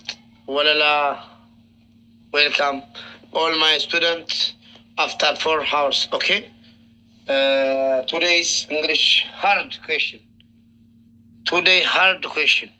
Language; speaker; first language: English; non-native, learner; Oromo